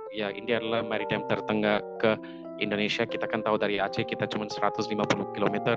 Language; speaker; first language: Indonesian; non-native, fluent; Hindi